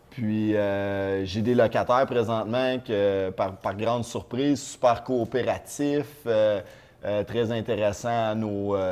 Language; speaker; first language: French; native; French